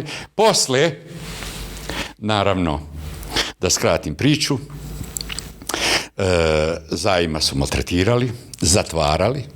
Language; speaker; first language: Bosnian; native; Bosnian